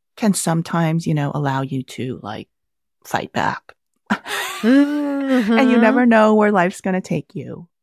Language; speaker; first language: English; early bilingual, other home language; Vietnamese